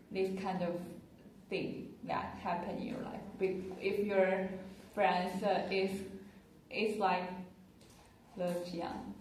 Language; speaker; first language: English; non-native, learner; Chinese